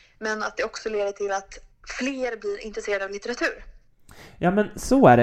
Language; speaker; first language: Swedish; native; Swedish